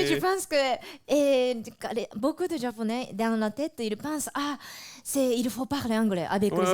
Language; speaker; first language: French; non-native, fluent; Japanese